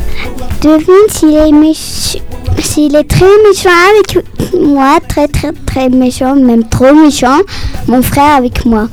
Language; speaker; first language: French; non-native, fluent; Spanish